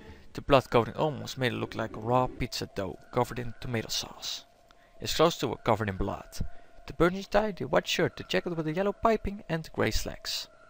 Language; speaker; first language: English; non-native, fluent; Dutch